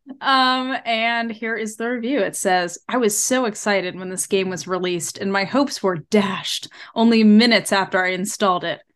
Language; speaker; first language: English; native; English